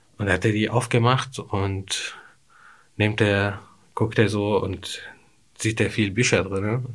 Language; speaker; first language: German; non-native, fluent; Arabic